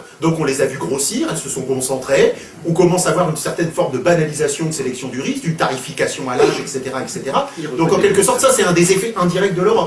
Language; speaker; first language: French; native; French